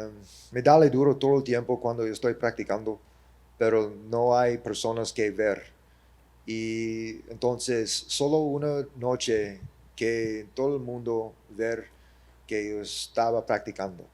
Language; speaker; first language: Spanish; early bilingual, heritage; English